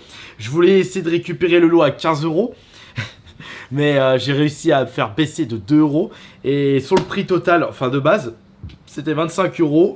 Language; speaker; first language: French; native; French